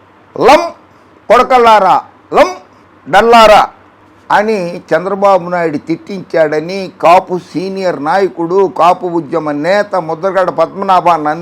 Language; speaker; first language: Telugu; native; Telugu